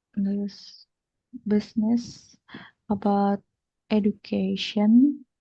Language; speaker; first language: English; non-native, learner; Indonesian